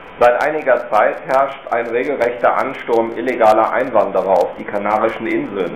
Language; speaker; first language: German; native; German